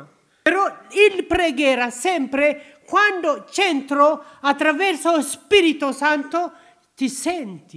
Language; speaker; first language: Italian; non-native, learner; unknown